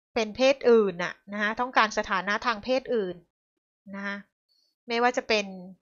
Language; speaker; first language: Thai; native; Thai